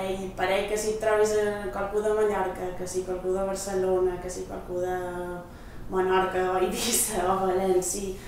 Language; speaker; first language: Catalan; non-native, local second language; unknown